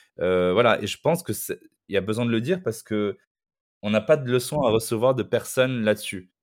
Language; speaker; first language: French; non-native, local second language; Arabic